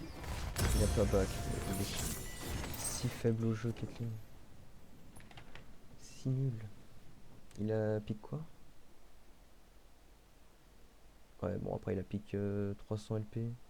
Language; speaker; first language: French; native; French